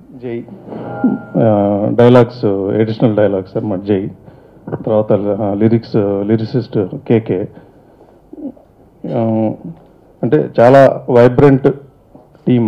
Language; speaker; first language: Telugu; native; Telugu